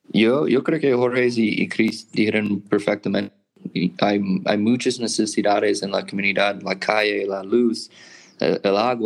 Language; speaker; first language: Spanish; non-native, fluent; English